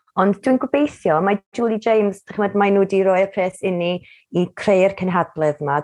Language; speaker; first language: Welsh; native; Welsh